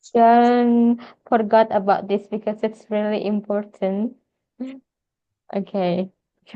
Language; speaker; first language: English; non-native, fluent; Indonesian